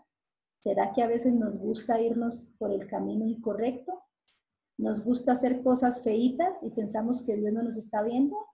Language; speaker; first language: Spanish; native; Spanish